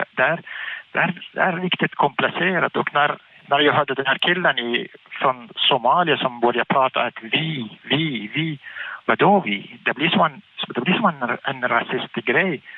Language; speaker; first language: Swedish; non-native, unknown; Arabic